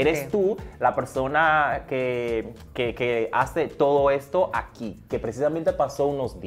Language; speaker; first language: Spanish; native; Spanish